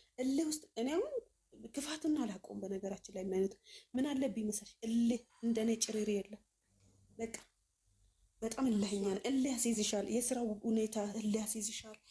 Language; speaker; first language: Amharic; native; Amharic